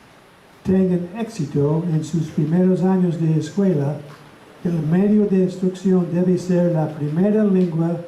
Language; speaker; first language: Spanish; non-native, fluent; English